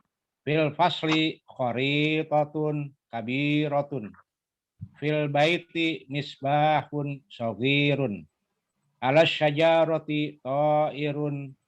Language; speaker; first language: Arabic; non-native, learner; Indonesian